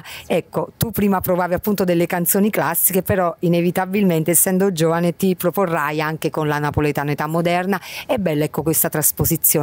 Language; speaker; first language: Italian; native; Italian